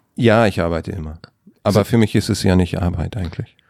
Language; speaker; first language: German; non-native, fluent; English